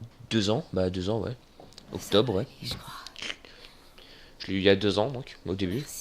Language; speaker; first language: French; native; French